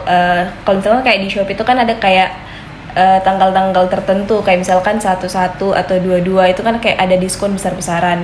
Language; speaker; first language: Indonesian; native; Indonesian